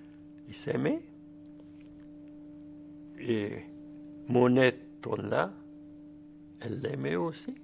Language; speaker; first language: French; early bilingual, other home language; German